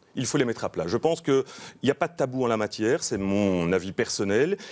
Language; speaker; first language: French; native; French